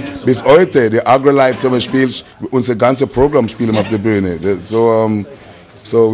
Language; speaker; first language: German; non-native, learner; English